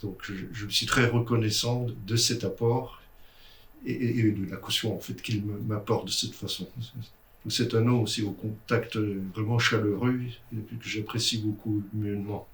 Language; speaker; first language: French; native; French